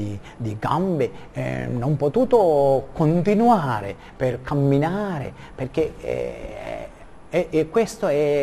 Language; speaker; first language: Italian; non-native, learner; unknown